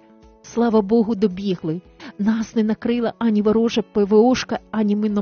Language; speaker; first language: Ukrainian; native; Ukrainian